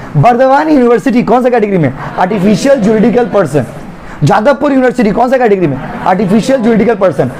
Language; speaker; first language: Hindi; native; Hindi